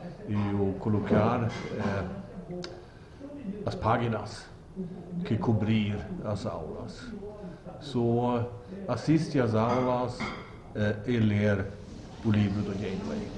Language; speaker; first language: Portuguese; non-native, learner; Swedish